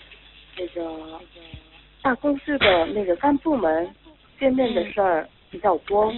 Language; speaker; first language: Chinese; non-native, fluent; Korean